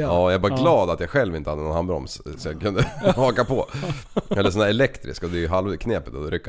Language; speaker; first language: Swedish; native; Swedish